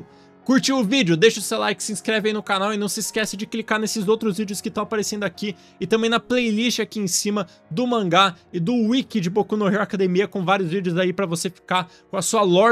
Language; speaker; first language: Portuguese; native; Portuguese